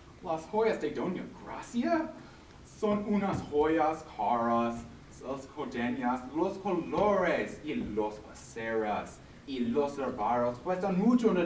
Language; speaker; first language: Spanish; non-native, learner; English